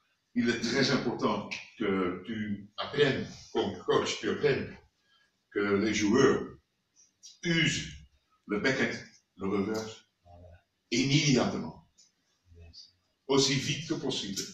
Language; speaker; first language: French; non-native, fluent; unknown